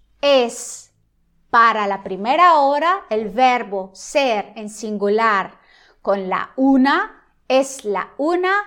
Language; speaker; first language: Spanish; non-native, fluent; Italian